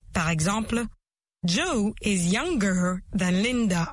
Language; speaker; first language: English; non-native, fluent; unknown